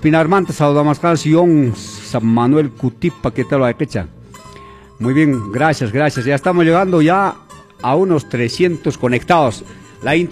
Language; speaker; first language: Spanish; non-native, local second language; Quechua